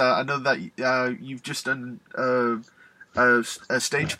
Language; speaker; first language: English; native; English